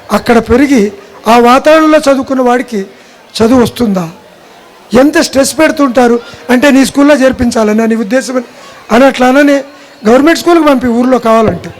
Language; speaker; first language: Telugu; non-native, local second language; Kannada